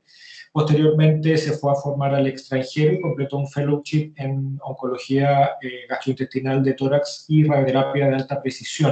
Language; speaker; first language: Spanish; native; Spanish